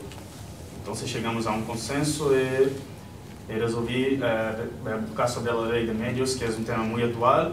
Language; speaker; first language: Spanish; non-native, learner; Portuguese